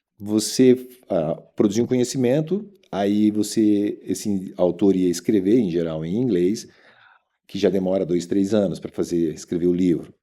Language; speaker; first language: Portuguese; native; Portuguese